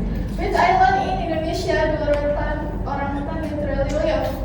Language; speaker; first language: English; non-native, learner; Indonesian